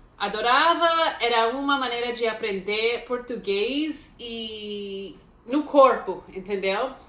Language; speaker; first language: Portuguese; non-native, fluent; English